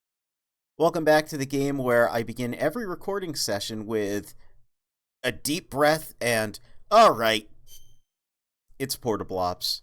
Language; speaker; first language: English; native; English